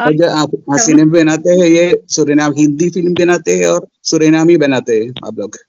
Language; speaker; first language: Hindi; non-native, local second language; Malayalam